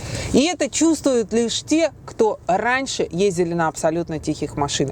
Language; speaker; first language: Russian; native; Russian